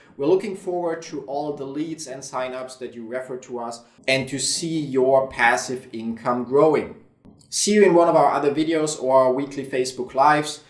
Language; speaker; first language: English; non-native, fluent; German